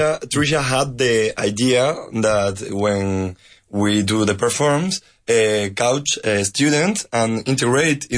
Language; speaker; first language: English; non-native, learner; Spanish